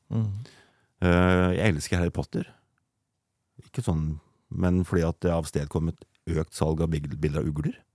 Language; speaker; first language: Norwegian; native; Norwegian